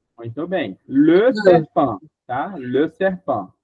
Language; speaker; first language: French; non-native, fluent; Portuguese